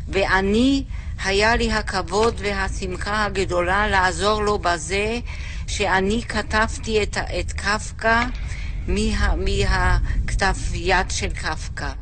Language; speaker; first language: Hebrew; non-native, fluent; German